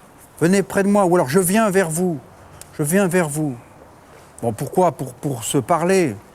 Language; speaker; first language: French; native; French